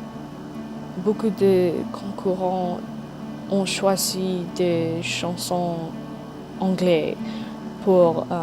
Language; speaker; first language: French; non-native, learner; English